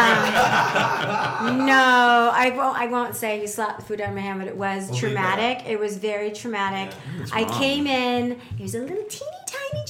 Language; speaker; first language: English; native; English